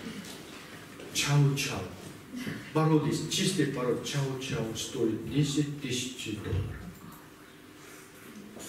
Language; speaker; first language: Russian; non-native, learner; Korean